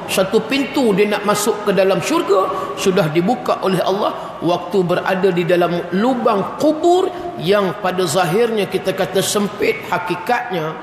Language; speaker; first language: Malay; native; Malay